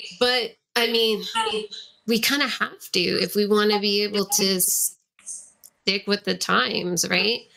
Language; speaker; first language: English; native; English